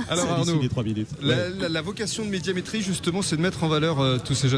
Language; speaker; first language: French; native; French